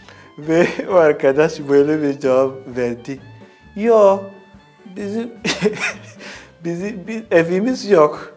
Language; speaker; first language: Turkish; non-native, fluent; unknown